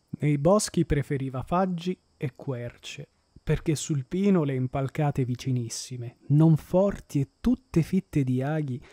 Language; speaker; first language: Italian; native; Italian